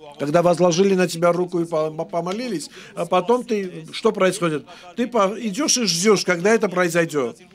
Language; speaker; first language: Russian; non-native, local second language; Armenian